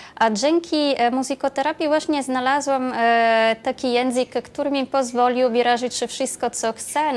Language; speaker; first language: Polish; non-native, fluent; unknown